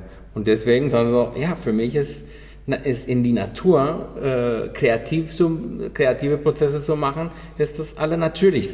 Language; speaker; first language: German; non-native, fluent; Spanish